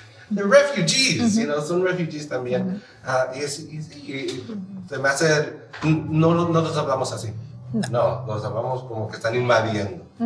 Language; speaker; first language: Spanish; early bilingual, heritage; Spanish